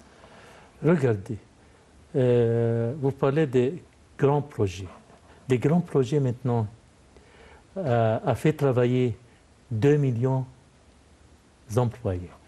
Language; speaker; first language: French; non-native, fluent; Arabic